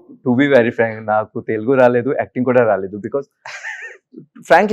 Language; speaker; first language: Telugu; non-native, learner; Hindi